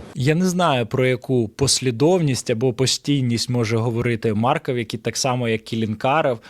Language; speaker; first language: Ukrainian; non-native, local second language; Russian